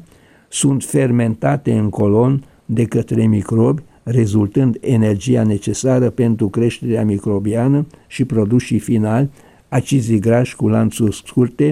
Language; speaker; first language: Romanian; native; Romanian